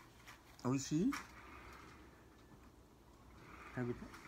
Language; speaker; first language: Japanese; non-native, learner; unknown